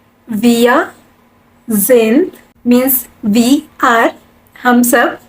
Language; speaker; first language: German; non-native, learner; Hindi